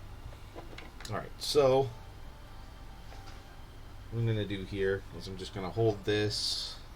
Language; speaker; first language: English; native; English